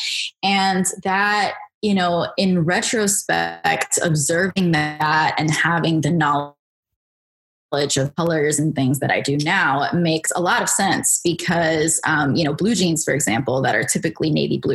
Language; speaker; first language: English; native; English